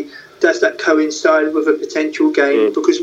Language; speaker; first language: English; native; English